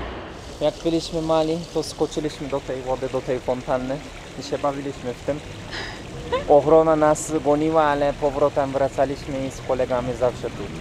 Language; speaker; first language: Polish; non-native, fluent; Turkish